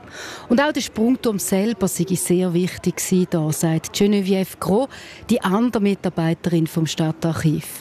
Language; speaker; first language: German; native; German